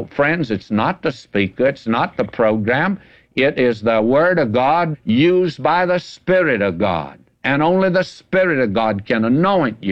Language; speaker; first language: English; native; English